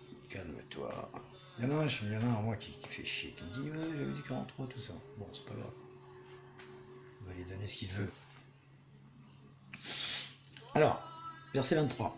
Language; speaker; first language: French; native; French